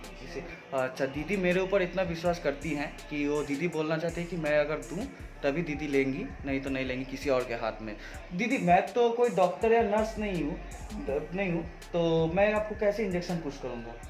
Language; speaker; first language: Hindi; native; Hindi